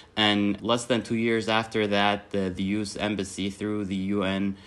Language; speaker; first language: English; non-native, fluent; Arabic